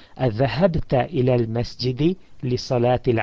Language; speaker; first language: Arabic; non-native, fluent; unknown